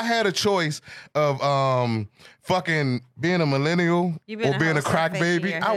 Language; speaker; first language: English; native; English